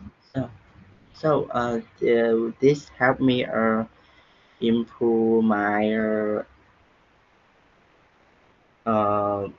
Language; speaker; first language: English; non-native, learner; Vietnamese